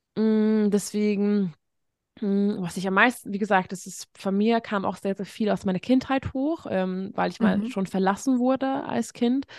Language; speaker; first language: German; non-native, fluent; Hungarian